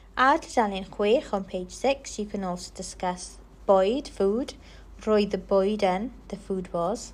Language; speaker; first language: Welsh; non-native, local second language; English